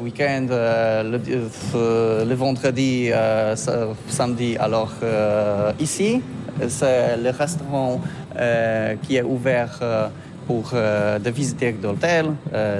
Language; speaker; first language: French; non-native, learner; Polish